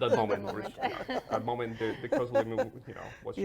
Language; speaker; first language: English; non-native, fluent; Spanish